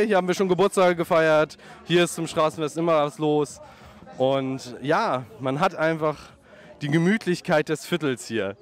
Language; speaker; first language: German; native; German